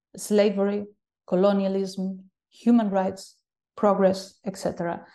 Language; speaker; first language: English; non-native, fluent; Galician